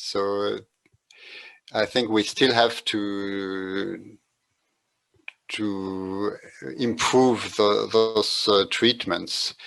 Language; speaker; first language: English; non-native, fluent; French